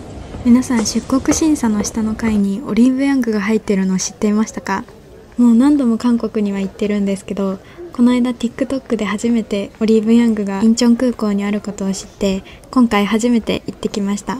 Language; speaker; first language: Japanese; native; Japanese